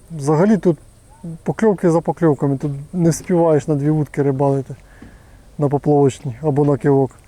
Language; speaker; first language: Ukrainian; native; Ukrainian